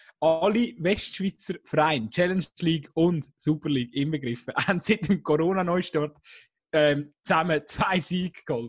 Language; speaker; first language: German; native; German